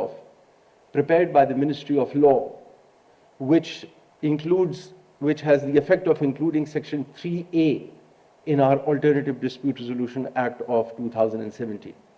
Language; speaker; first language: English; non-native, local second language; Urdu